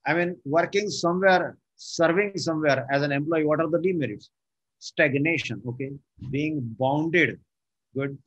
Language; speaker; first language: English; non-native, local second language; Marathi